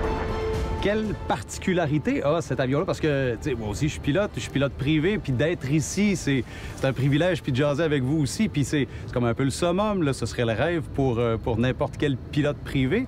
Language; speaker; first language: French; native; French